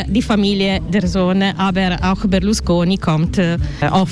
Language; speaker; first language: German; non-native, learner; Italian